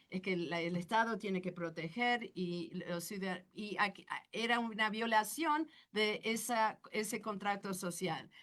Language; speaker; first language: Spanish; non-native, fluent; English